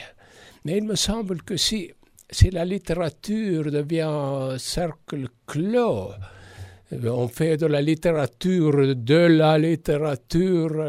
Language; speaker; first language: French; non-native, fluent; Estonian